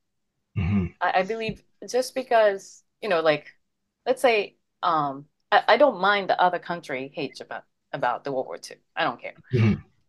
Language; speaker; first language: English; non-native, fluent; Japanese